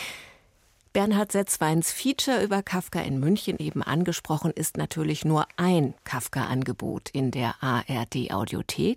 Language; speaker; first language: German; native; German